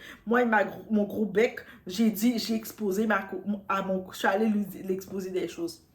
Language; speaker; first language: French; native; French